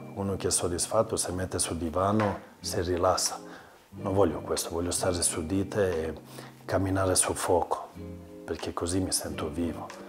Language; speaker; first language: Italian; non-native, learner; Swedish